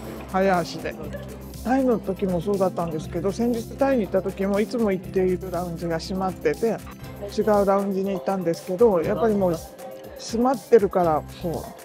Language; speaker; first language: Japanese; native; Japanese